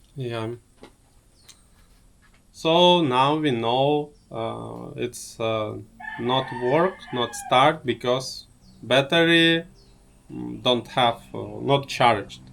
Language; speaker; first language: English; non-native, learner; Russian